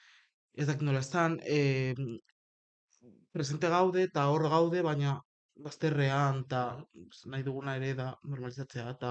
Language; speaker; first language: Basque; non-native, local second language; Spanish